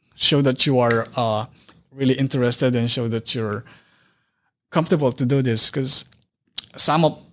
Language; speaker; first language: English; non-native, local second language; Filipino